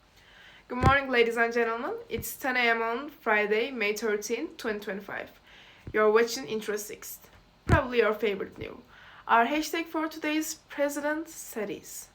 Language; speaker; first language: English; non-native, fluent; Turkish